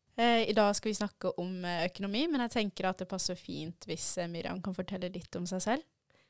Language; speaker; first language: Norwegian; early bilingual, other home language; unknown